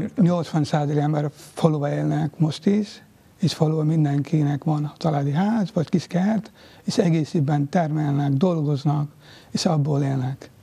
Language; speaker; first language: Hungarian; non-native, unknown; Nepali